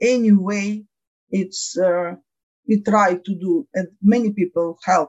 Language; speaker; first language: English; non-native, learner; Ukrainian